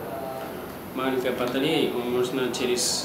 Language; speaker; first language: Russian; non-native, learner; Chinese